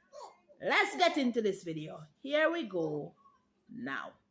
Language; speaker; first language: English; non-native, local second language; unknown